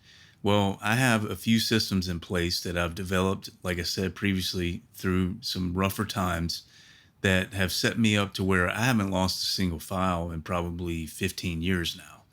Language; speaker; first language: English; native; English